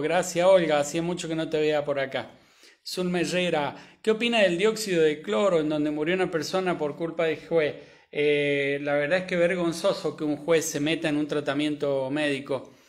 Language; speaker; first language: Spanish; native; Spanish